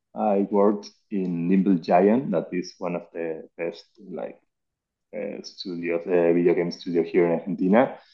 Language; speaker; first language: English; non-native, learner; Spanish